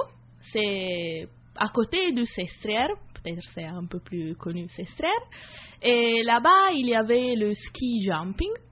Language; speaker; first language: French; non-native, learner; Italian